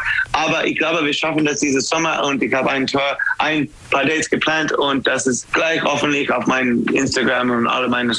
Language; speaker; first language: German; non-native, learner; English